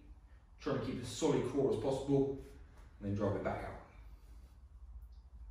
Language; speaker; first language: English; native; English